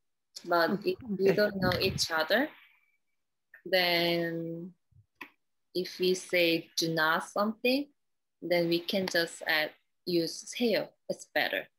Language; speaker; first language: English; non-native, learner; Korean